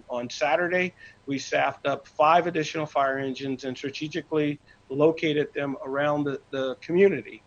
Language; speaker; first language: English; native; English